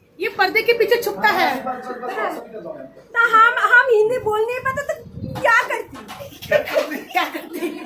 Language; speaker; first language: Hindi; non-native, local second language; Bangla